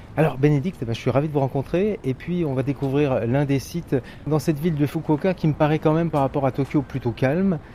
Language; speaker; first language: French; native; French